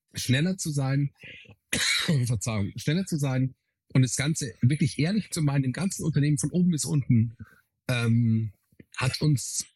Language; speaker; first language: German; native; German